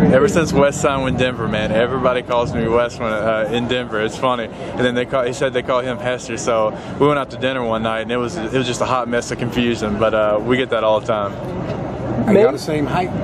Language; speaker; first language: English; native; English